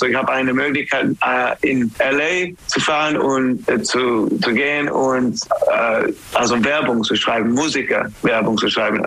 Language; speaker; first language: German; non-native, learner; English